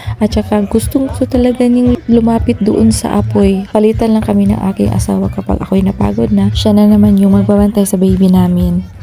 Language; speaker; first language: Filipino; native; Filipino